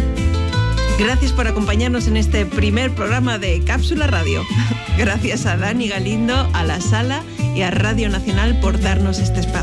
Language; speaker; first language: Spanish; native; Spanish